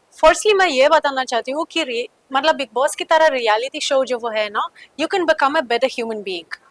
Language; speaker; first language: Hindi; non-native, fluent; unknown